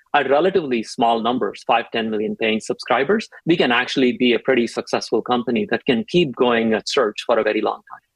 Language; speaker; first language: English; non-native, local second language; Tamil